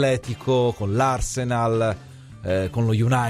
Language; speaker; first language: Italian; native; Italian